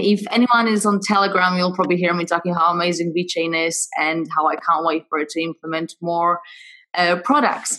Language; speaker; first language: English; non-native, fluent; Polish